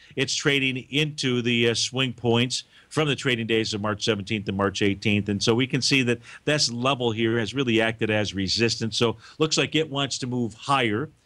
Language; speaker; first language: English; native; English